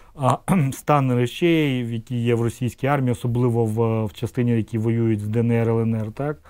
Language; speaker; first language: Ukrainian; non-native, local second language; Russian